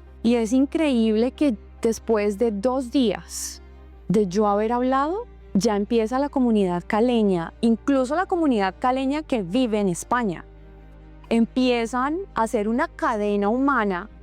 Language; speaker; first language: Spanish; native; Spanish